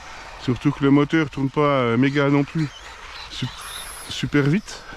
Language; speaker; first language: French; native; French